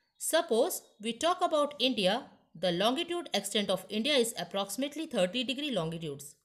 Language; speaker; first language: English; non-native, local second language; Hindi